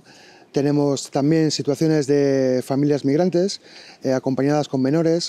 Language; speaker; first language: Spanish; native; Spanish